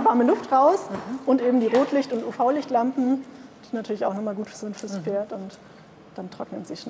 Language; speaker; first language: German; native; German